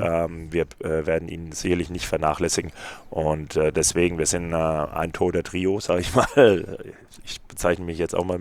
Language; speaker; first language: German; native; German